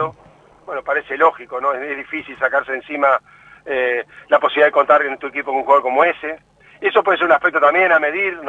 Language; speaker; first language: Spanish; native; Spanish